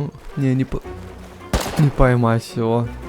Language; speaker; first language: Russian; native; Russian